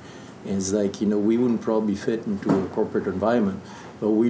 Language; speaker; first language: English; non-native, fluent; French